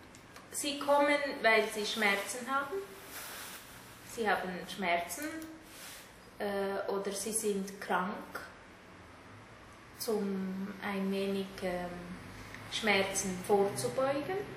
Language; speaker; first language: German; non-native, fluent; Tamil